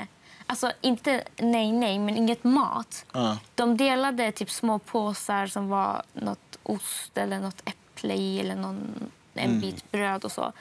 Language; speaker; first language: Swedish; non-native, fluent; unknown